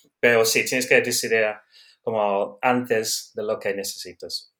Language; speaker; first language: Spanish; non-native, learner; English